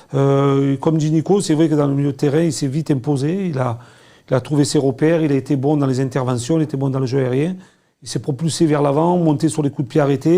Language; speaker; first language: French; native; French